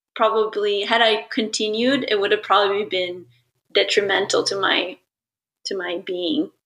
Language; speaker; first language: English; early bilingual, other home language; Italian